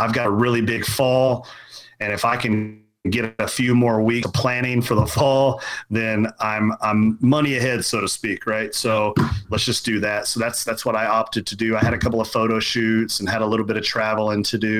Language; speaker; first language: English; native; English